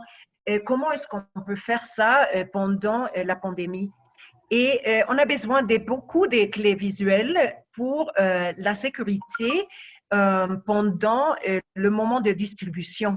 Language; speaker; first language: French; non-native, fluent; Spanish